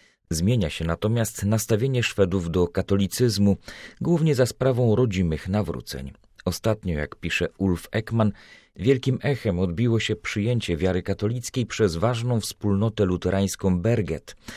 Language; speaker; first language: Polish; native; Polish